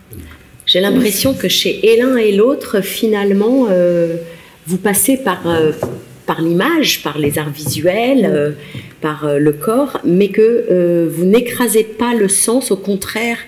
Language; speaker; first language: French; native; French